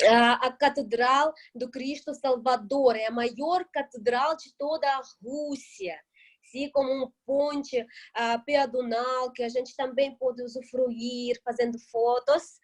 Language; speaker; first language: Portuguese; non-native, fluent; Russian